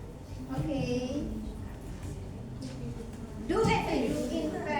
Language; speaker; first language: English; non-native, learner; Indonesian